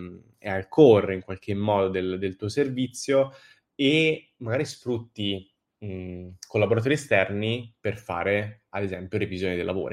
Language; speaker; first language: Italian; native; Italian